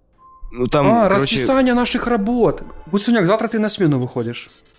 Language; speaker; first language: Russian; native; Russian